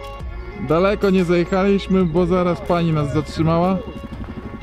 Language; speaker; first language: Polish; native; Polish